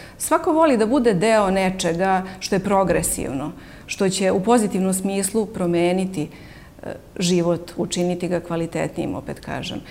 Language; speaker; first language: Serbian; native; Serbian